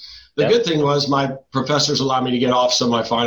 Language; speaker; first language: English; early bilingual, other home language; Dutch